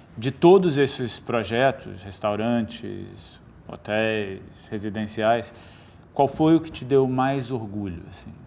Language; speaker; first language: Portuguese; native; Portuguese